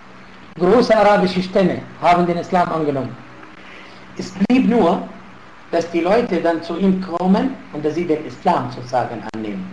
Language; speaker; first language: German; non-native, fluent; Arabic